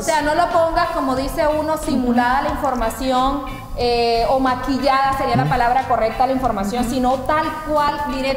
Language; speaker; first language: Spanish; native; Spanish